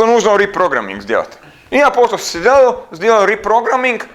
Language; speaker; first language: Russian; non-native, learner; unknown